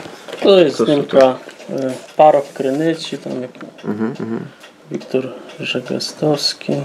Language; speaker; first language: Polish; non-native, local second language; Rusyn